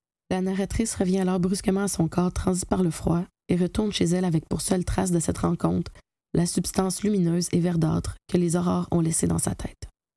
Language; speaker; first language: French; native; French